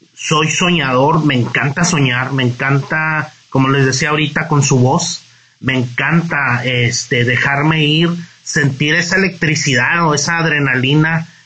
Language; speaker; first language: Spanish; native; Spanish